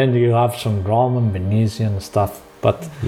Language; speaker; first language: English; non-native, fluent; Spanish